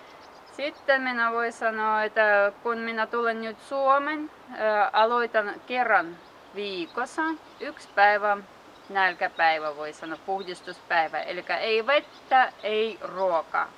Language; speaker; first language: Finnish; non-native, learner; Russian